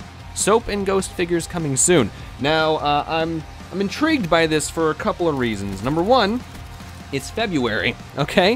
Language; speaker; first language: English; native; English